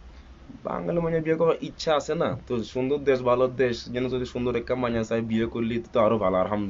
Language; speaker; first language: Bangla; non-native, fluent; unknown